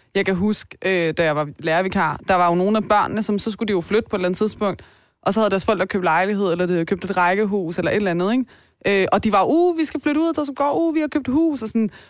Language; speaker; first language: Danish; early bilingual, other home language; Persian